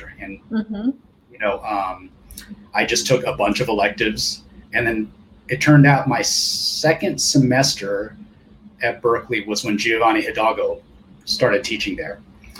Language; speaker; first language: English; early bilingual, other home language; Japanese